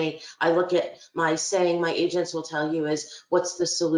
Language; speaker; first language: English; native; English